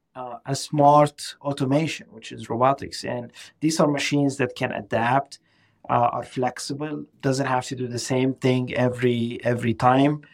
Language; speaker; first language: English; non-native, fluent; Arabic